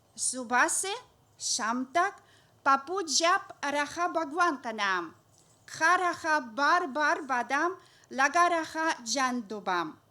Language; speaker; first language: Hindi; non-native, learner; Russian